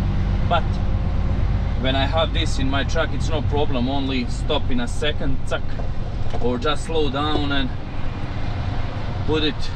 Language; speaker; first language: English; non-native, learner; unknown